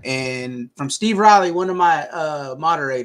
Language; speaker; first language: English; native; English